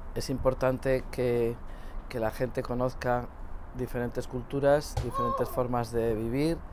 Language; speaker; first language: Spanish; native; Spanish